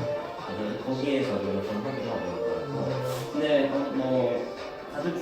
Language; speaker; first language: Korean; native; Korean